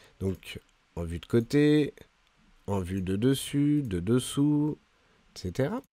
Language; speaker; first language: French; native; French